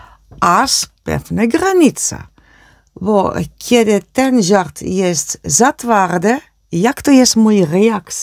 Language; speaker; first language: Polish; non-native, learner; Dutch